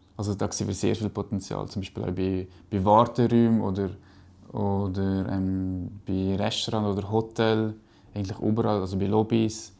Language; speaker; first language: German; native; German